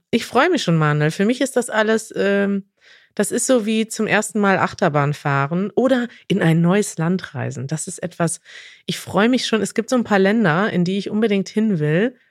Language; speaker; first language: German; native; German